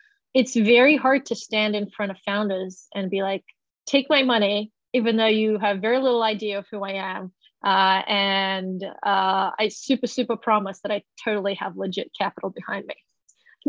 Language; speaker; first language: English; native; English